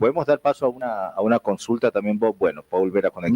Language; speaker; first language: Spanish; native; Spanish